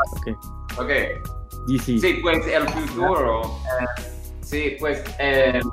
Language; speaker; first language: Spanish; non-native, learner; English